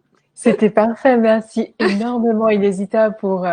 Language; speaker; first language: French; native; French